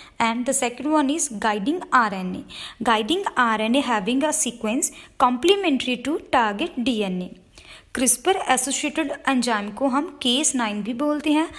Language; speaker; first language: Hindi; non-native, local second language; Punjabi